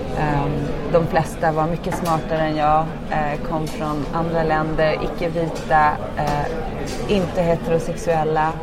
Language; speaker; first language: Swedish; early bilingual, heritage; Swedish